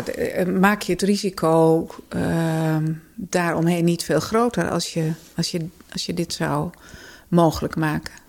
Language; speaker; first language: Dutch; native; Dutch